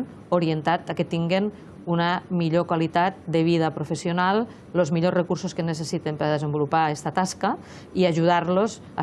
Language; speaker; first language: Catalan; native; Catalan